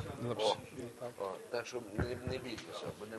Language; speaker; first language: Polish; non-native, learner; Russian